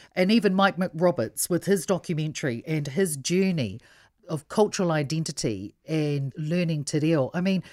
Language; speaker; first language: English; non-native, local second language; Samoan